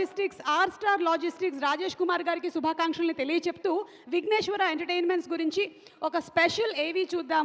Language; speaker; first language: Telugu; native; Telugu